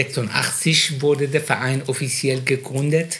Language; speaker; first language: German; non-native, fluent; Persian